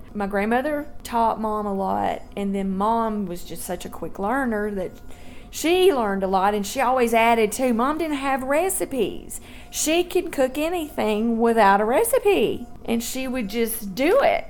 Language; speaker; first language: English; native; English